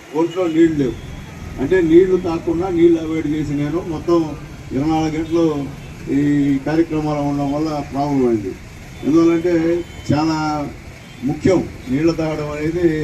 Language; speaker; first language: Telugu; native; Telugu